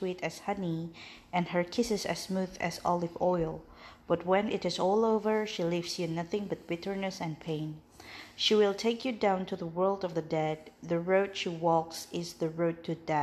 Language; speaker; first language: English; non-native, fluent; Indonesian